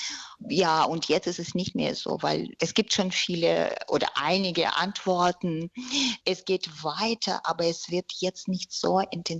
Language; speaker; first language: German; non-native, fluent; Russian